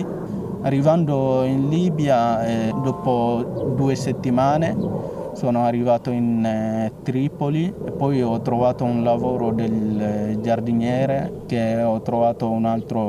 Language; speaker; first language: Italian; non-native, fluent; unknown